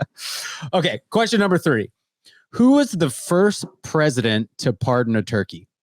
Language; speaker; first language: English; native; English